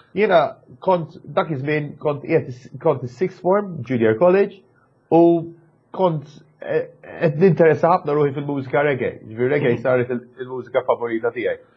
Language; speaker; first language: Maltese; early bilingual, other home language; English